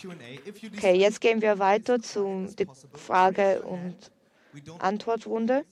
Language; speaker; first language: German; non-native, learner; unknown